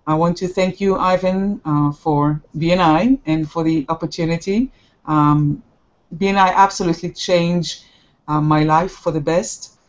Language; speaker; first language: English; non-native, fluent; Hebrew